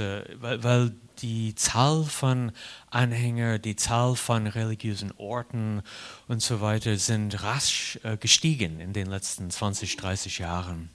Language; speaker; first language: German; non-native, fluent; English